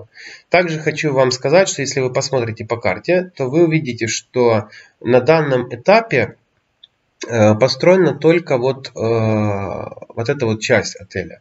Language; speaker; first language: Russian; native; Russian